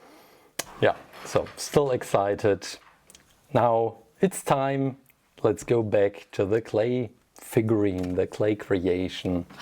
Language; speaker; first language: English; non-native, fluent; German